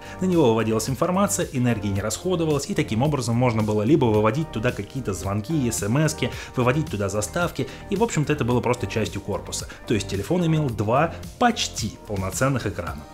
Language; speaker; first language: Russian; native; Russian